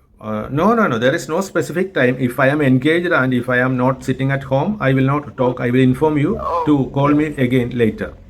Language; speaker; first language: English; non-native, local second language; Malayalam